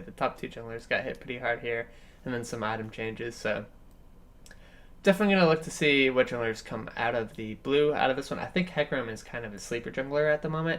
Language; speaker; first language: English; native; English